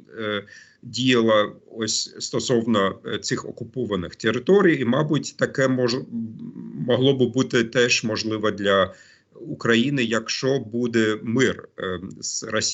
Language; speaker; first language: Ukrainian; non-native, fluent; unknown